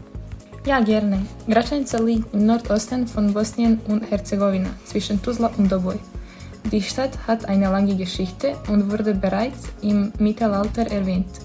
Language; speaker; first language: German; non-native, learner; Bosnian